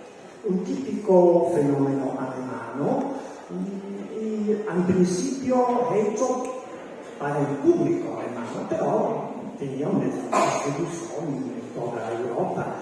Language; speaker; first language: Spanish; non-native, learner; Italian